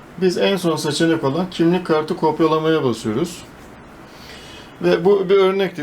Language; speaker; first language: Turkish; native; Turkish